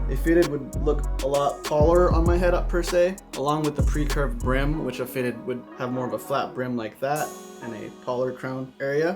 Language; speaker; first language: English; native; English